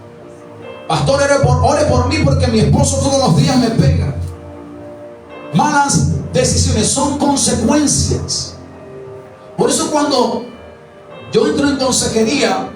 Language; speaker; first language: Spanish; native; Spanish